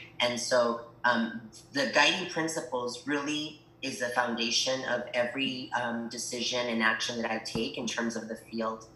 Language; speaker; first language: English; early bilingual, other home language; Spanish